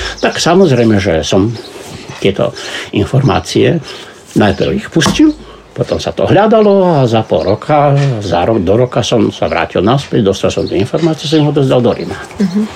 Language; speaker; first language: Slovak; early bilingual, heritage; Slovak